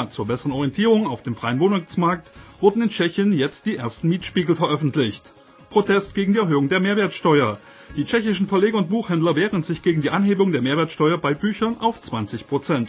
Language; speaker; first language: German; native; German